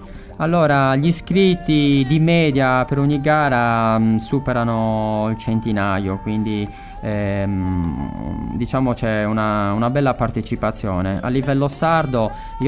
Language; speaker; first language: Italian; native; Italian